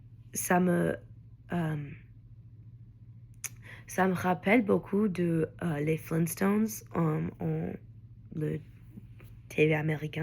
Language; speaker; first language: French; non-native, learner; English